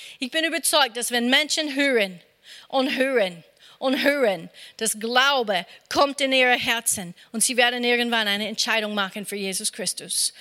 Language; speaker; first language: German; non-native, fluent; English